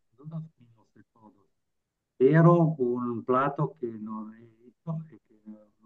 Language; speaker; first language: Spanish; non-native, learner; Polish